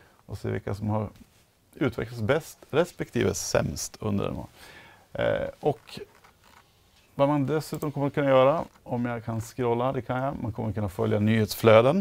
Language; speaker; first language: Swedish; native; Swedish